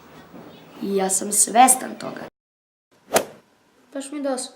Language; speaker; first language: Bosnian; native; Bosnian